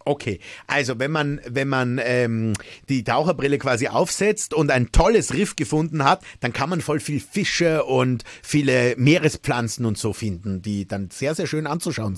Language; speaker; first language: German; native; German